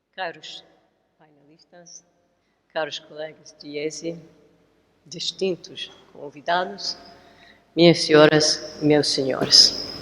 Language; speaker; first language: Portuguese; non-native, learner; English